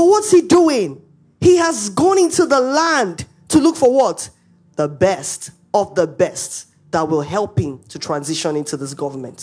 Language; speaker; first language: English; non-native, local second language; Igbo